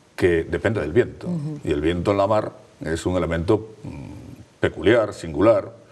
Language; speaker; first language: Spanish; native; Spanish